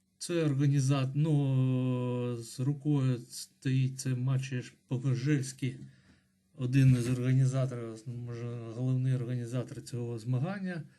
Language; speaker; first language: Ukrainian; non-native, local second language; Russian